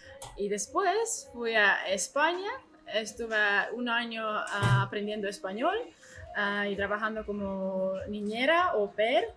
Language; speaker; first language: Spanish; non-native, learner; Estonian